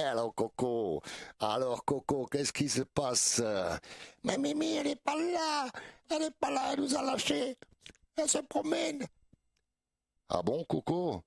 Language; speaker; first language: French; native; French